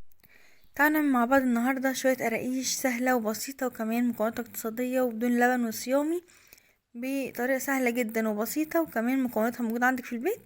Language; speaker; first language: Arabic; native; Arabic